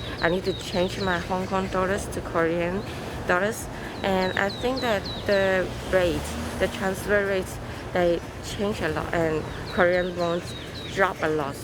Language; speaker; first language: English; non-native, local second language; Cantonese